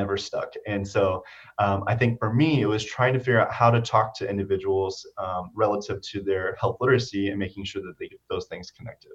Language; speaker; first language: English; native; English